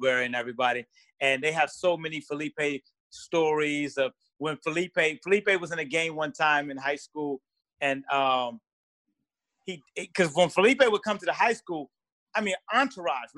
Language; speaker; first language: English; native; English